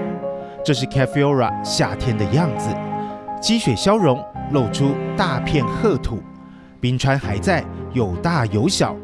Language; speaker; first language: Chinese; native; Chinese